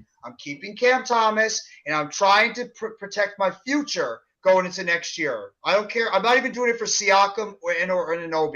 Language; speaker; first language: English; native; English